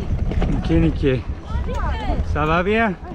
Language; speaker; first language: French; non-native, learner; Persian